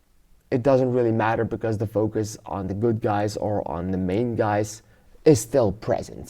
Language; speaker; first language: English; non-native, fluent; Dutch